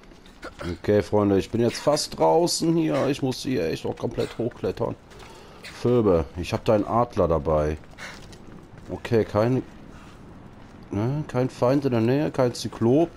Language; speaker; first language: German; native; German